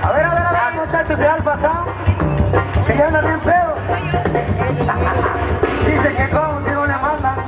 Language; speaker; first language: Spanish; native; Spanish